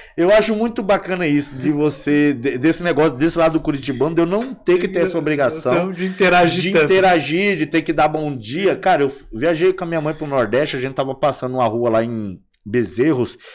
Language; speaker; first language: Portuguese; native; Portuguese